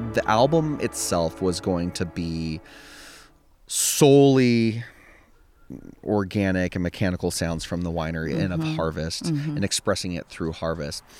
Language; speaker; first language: English; native; English